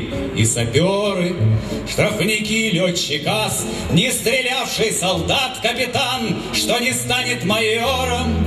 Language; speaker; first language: Russian; native; Russian